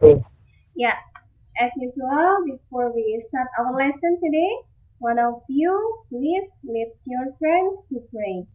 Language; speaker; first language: English; non-native, fluent; Indonesian